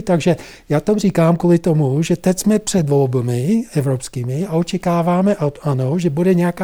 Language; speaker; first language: Czech; non-native, fluent; English